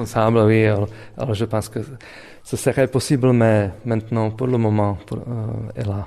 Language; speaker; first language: French; non-native, fluent; Czech